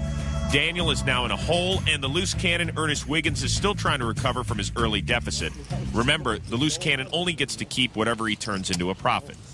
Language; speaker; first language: English; native; English